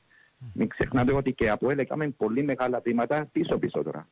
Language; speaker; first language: Greek; early bilingual, heritage; English